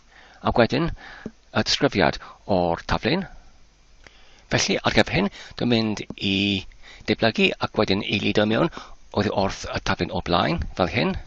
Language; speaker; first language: Welsh; non-native, learner; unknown